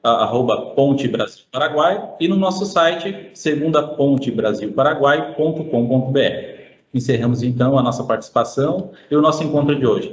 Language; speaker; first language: Portuguese; native; Portuguese